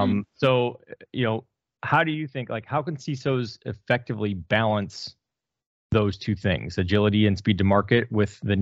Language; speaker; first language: English; native; English